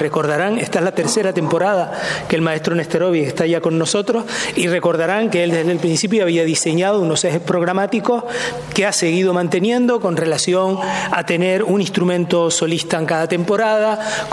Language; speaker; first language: Spanish; native; Spanish